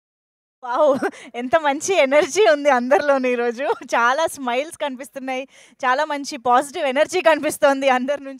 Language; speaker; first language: Telugu; native; Telugu